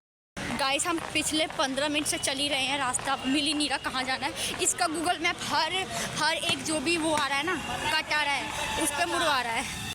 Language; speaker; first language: Hindi; native; Hindi